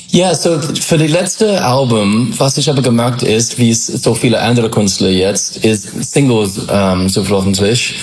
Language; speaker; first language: German; non-native, fluent; English